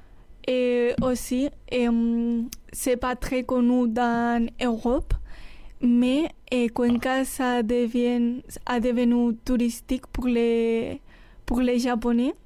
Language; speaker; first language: French; non-native, fluent; Spanish